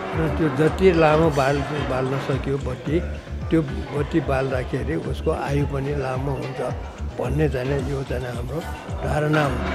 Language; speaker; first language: Nepali; non-native, local second language; Newari